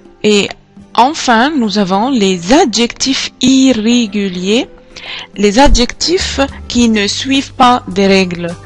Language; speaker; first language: French; non-native, fluent; Arabic